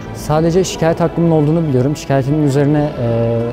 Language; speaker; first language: Turkish; native; Turkish